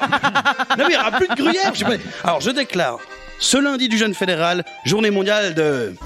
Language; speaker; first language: French; native; French